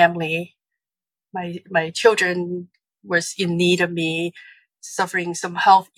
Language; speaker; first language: English; non-native, fluent; Chinese